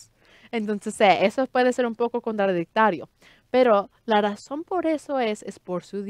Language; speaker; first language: Spanish; early bilingual, heritage; Spanish